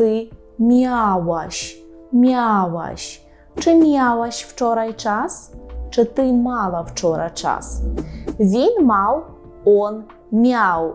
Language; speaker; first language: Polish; non-native, fluent; Ukrainian